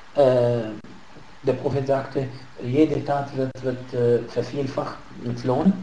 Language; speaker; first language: German; non-native, fluent; Arabic